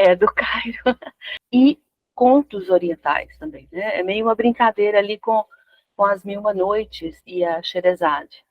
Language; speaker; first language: Portuguese; early bilingual, other home language; Spanish